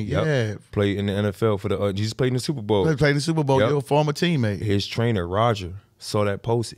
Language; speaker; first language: English; native; English